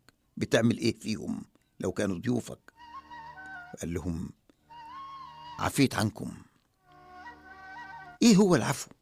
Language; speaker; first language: Arabic; native; Arabic